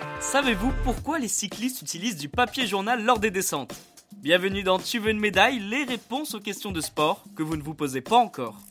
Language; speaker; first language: French; native; French